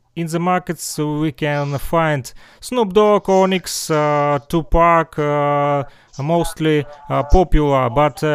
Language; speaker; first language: English; non-native, learner; Russian